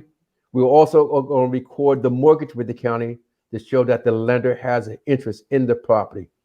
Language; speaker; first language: English; native; English